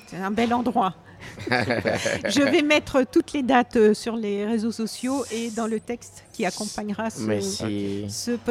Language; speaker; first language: French; native; French